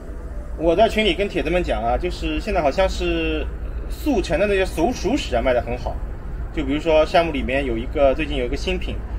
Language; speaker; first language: Chinese; native; Chinese